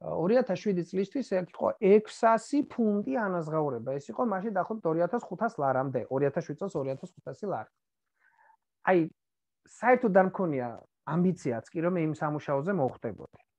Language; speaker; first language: Georgian; native; Georgian